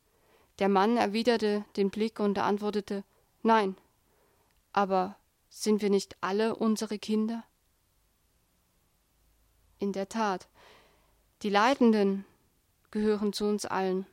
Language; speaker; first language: German; native; German